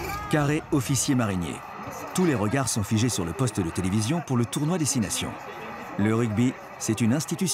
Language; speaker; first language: French; native; French